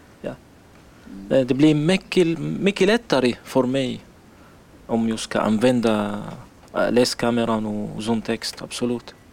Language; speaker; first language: Swedish; non-native, learner; Arabic